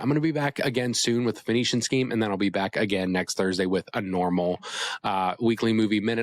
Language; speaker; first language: English; native; English